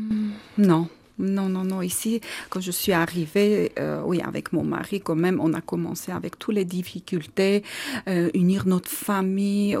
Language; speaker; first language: French; non-native, learner; Armenian